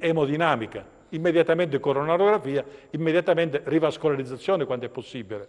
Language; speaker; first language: Italian; native; Italian